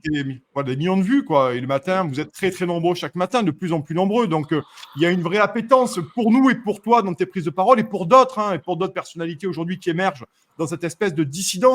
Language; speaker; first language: French; native; French